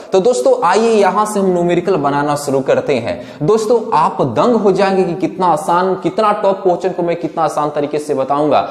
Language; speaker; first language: Hindi; native; Hindi